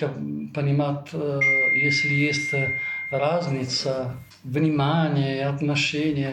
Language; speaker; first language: Russian; non-native, fluent; Italian